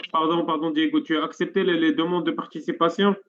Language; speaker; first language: French; non-native, local second language; Arabic